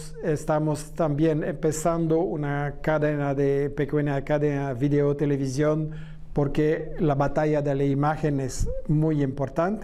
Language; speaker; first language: Spanish; non-native, fluent; French